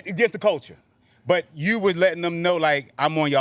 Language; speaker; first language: English; native; English